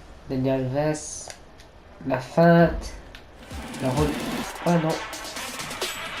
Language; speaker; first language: French; native; French